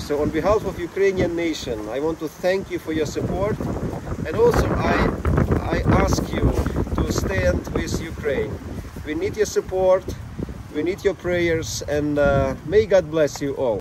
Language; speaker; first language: English; non-native, fluent; Ukrainian